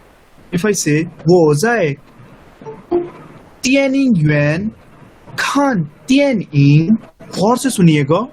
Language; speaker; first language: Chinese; non-native, fluent; Urdu